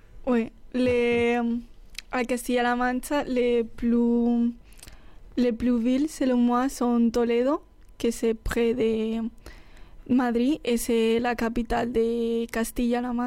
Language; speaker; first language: French; non-native, learner; Spanish